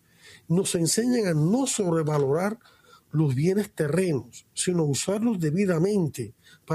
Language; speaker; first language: Spanish; native; Spanish